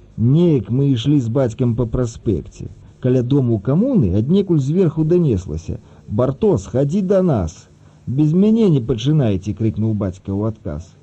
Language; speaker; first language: Belarusian; early bilingual, other home language; Russian